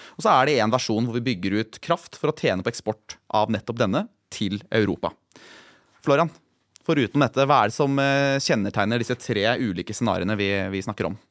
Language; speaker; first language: Norwegian; native; Norwegian